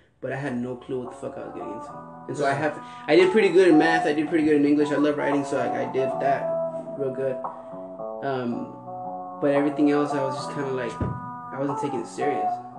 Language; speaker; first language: English; non-native, fluent; Spanish